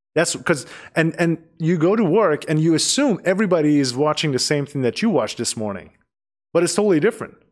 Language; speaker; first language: English; non-native, fluent; Persian